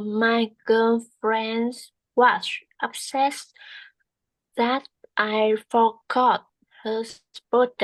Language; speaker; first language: English; non-native, learner; Vietnamese